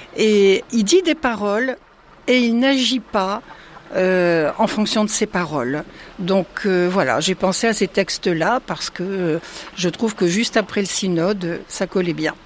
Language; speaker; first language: French; native; French